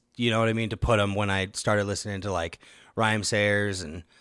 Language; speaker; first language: English; native; English